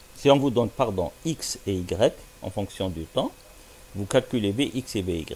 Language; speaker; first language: French; non-native, local second language; Arabic